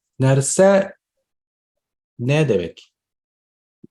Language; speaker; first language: Turkish; non-native, fluent; Japanese